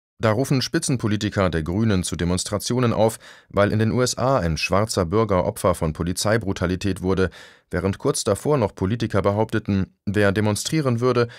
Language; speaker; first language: German; native; German